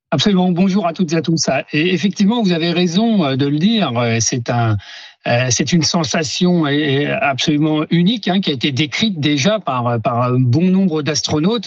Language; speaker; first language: French; native; French